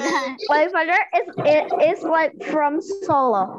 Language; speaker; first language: English; non-native, learner; Indonesian